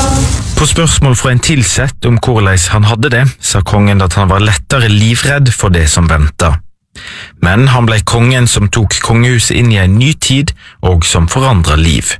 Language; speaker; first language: Norwegian; native; Norwegian